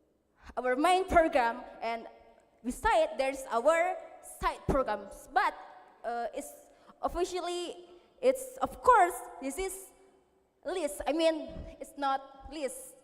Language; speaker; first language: English; non-native, learner; Indonesian